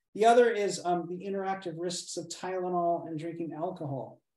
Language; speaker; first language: English; native; English